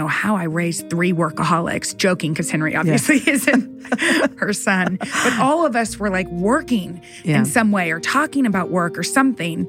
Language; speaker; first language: English; native; English